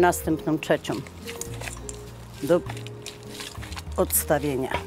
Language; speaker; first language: Polish; native; Polish